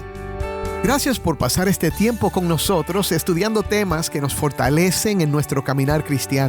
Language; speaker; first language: Spanish; native; Spanish